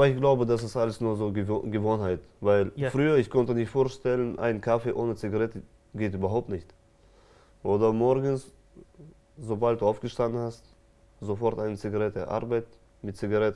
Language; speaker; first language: German; non-native, fluent; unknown